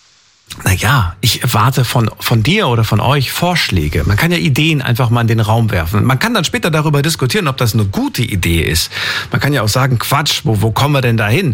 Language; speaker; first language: German; native; German